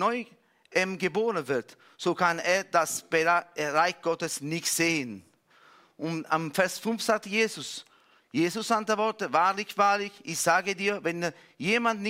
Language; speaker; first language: German; non-native, fluent; Italian